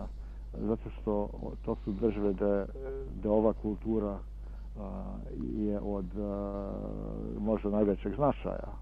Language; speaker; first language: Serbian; early bilingual, heritage; Serbian